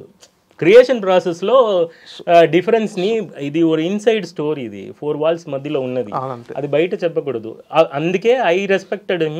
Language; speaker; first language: Telugu; non-native, local second language; Tamil